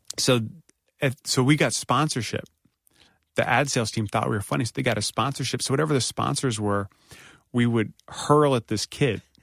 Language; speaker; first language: English; native; English